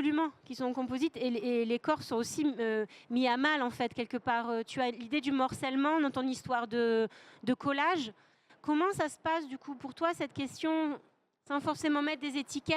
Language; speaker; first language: French; native; French